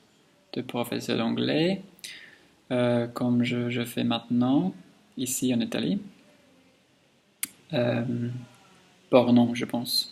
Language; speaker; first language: French; non-native, learner; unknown